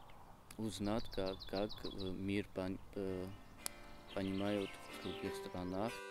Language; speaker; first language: Russian; non-native, learner; Georgian